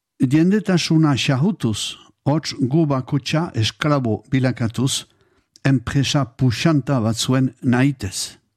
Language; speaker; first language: Basque; native; Basque